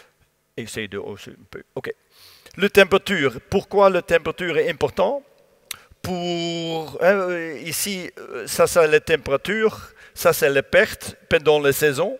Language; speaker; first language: French; non-native, learner; Dutch